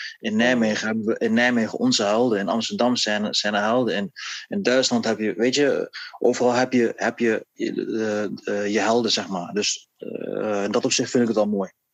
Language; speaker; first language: Dutch; native; Dutch